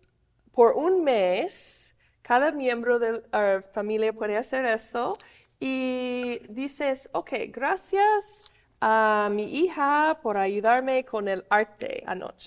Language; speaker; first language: Spanish; non-native, fluent; English